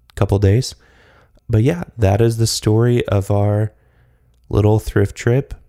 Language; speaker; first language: English; native; English